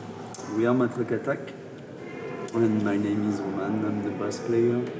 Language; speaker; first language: English; non-native, learner; French